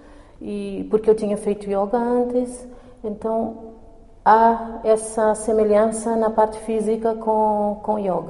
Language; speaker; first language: Portuguese; non-native, local second language; Kabuverdianu